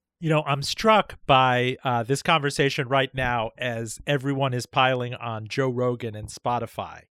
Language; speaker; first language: English; early bilingual, other home language; Persian